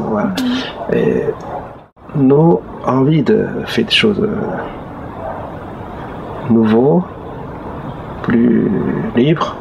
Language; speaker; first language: French; non-native, learner; Chinese